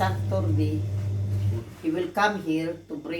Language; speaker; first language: English; non-native, learner; Cebuano